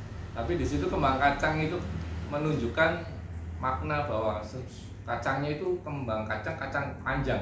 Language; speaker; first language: Indonesian; native; Indonesian